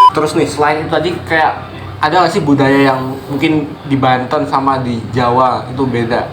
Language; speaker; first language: Indonesian; non-native, local second language; Javanese